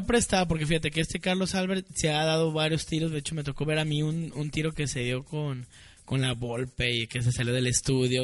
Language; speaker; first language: Spanish; native; Spanish